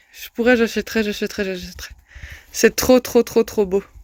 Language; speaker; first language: French; native; French